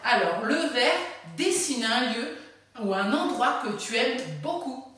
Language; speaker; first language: French; native; French